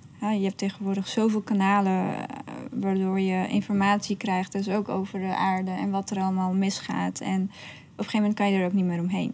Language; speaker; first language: Dutch; early bilingual, other home language; Persian